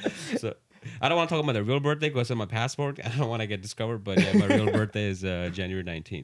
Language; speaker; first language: English; non-native, local second language; Urdu